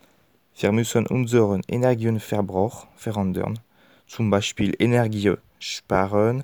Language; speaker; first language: German; non-native, learner; French